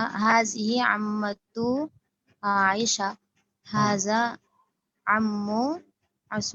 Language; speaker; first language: Arabic; non-native, learner; Urdu